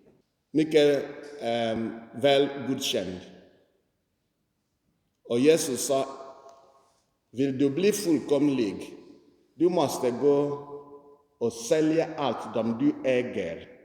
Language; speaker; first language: Swedish; non-native, fluent; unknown